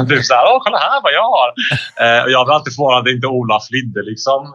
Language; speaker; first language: Swedish; early bilingual, heritage; Bosnian